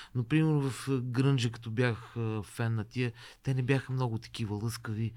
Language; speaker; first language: Bulgarian; native; Bulgarian